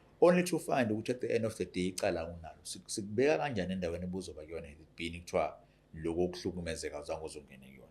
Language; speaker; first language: Zulu; native; Zulu